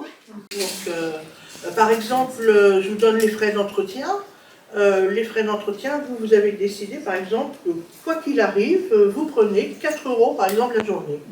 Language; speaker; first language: French; native; French